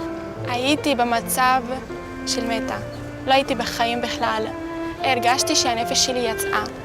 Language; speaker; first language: Hebrew; non-native, local second language; Arabic